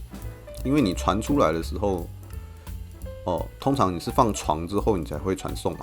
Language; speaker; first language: Chinese; native; Chinese